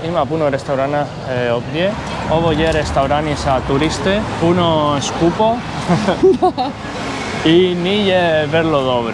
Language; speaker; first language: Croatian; non-native, learner; Spanish